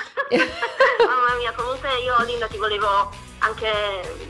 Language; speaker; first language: Italian; native; Italian